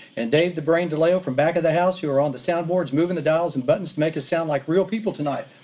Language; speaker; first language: English; native; English